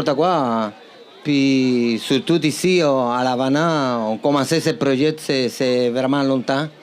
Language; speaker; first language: French; non-native, fluent; Spanish